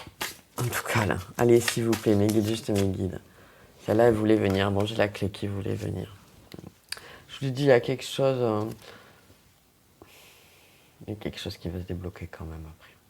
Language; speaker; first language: French; native; French